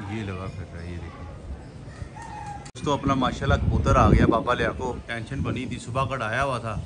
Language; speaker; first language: Urdu; non-native, local second language; Punjabi